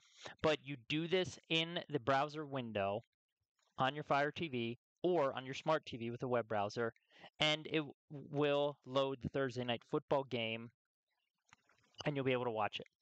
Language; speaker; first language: English; native; English